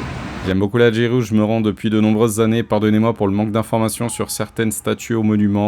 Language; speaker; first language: French; native; French